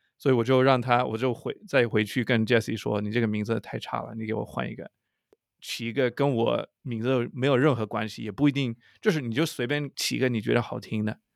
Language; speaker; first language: Chinese; non-native, fluent; English